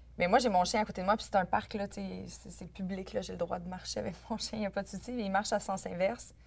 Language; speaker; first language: French; native; French